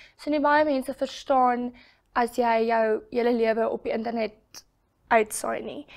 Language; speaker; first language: Afrikaans; native; Afrikaans